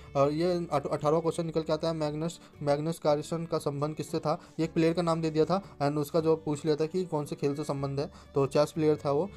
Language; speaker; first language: Hindi; native; Hindi